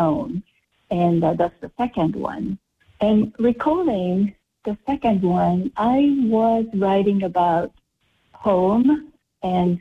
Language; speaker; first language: English; non-native, fluent; Japanese